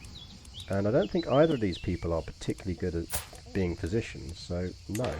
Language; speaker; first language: English; native; English